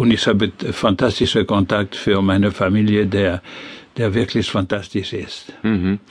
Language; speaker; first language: German; non-native, learner; French